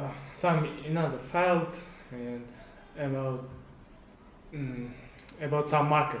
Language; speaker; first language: English; non-native, learner; Kazakh